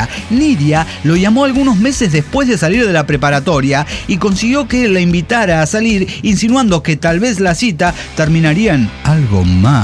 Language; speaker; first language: Spanish; native; Spanish